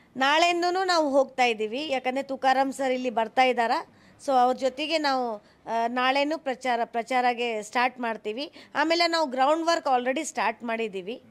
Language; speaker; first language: Kannada; non-native, local second language; Hindi